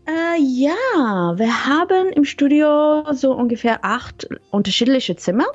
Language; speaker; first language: German; non-native, fluent; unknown